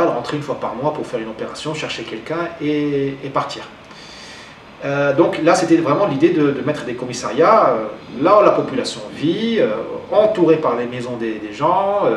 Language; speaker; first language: French; non-native, local second language; Arabic